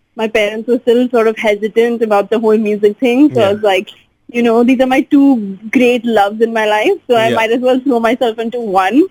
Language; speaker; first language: English; non-native, local second language; Hindi